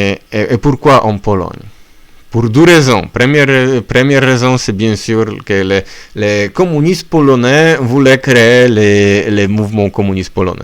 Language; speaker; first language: French; non-native, learner; Polish